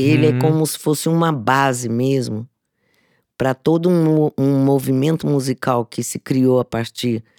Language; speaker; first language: Portuguese; native; Portuguese